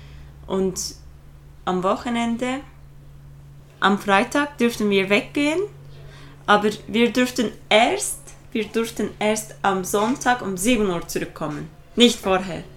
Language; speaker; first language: German; non-native, fluent; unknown